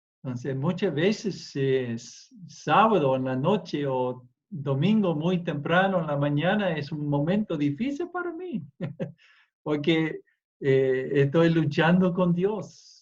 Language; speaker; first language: Spanish; non-native, fluent; English